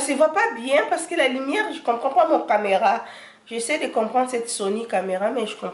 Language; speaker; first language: French; non-native, local second language; Lingala